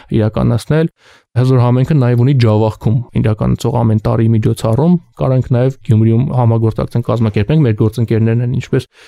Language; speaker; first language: Armenian; native; Armenian